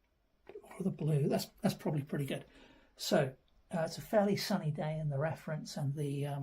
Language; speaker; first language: English; native; English